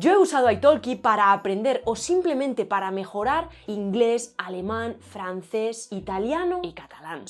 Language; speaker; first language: Spanish; native; Spanish